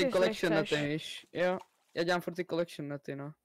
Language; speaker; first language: Czech; native; Czech